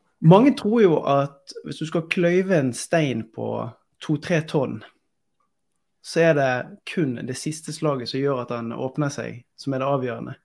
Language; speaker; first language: Norwegian; native; Norwegian